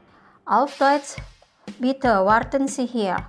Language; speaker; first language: German; non-native, fluent; Indonesian